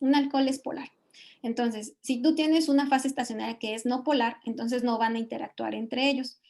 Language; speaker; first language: Spanish; native; Spanish